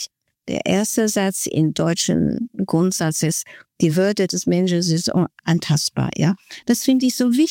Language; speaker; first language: German; non-native, fluent; Chinese